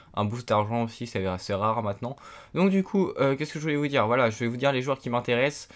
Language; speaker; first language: French; native; French